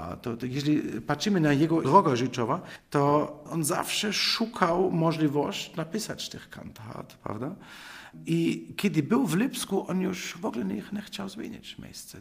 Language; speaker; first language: Polish; non-native, fluent; German